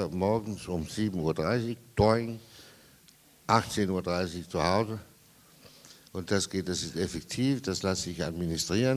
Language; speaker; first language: German; non-native, fluent; Danish